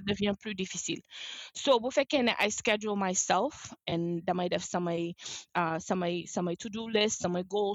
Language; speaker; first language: English; non-native, fluent; Wolof